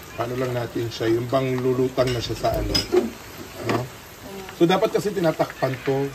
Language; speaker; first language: Filipino; non-native, local second language; Cebuano